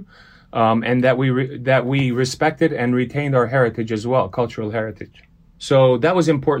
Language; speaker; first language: English; early bilingual, other home language; Armenian